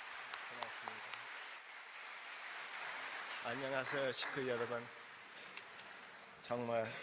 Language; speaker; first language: Korean; early bilingual, heritage; English